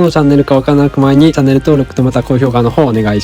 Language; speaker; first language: Japanese; native; Japanese